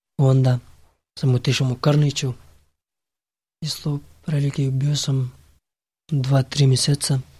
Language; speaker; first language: Serbian; non-native, learner; Pashto